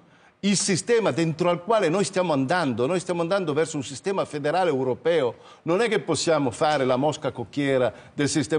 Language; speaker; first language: Italian; native; Italian